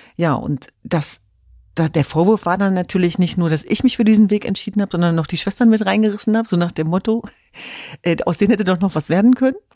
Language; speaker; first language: German; early bilingual, other home language; Kurdish